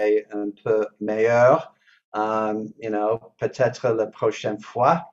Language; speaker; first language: French; non-native, learner; English